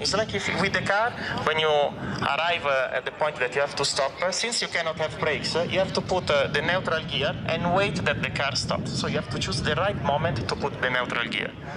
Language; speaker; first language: English; non-native, fluent; Italian